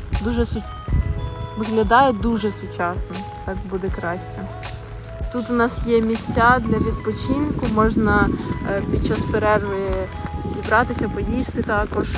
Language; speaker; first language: Ukrainian; native; Ukrainian